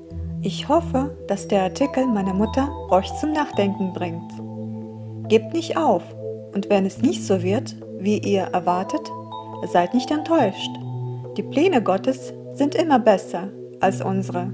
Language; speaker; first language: German; early bilingual, other home language; Russian